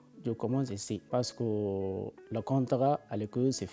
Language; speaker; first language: French; non-native, learner; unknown